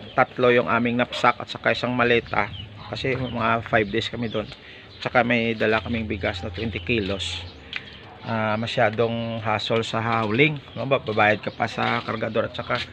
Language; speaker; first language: Filipino; non-native, local second language; Hiligaynon